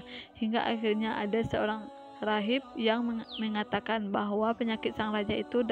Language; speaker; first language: Indonesian; native; Indonesian